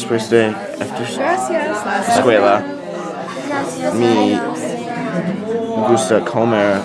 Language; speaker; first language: Spanish; non-native, learner; English